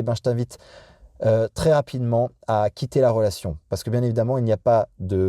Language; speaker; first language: French; native; French